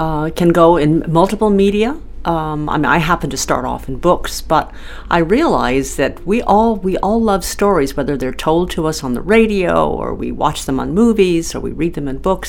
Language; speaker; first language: English; native; English